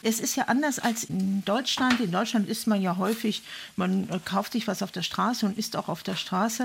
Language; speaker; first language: German; native; German